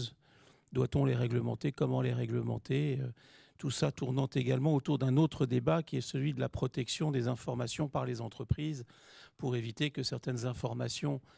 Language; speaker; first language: French; native; French